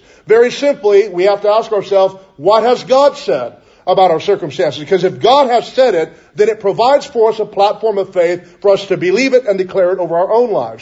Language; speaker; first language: English; native; English